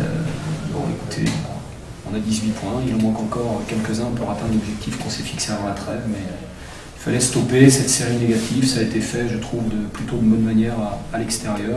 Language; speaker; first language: French; native; French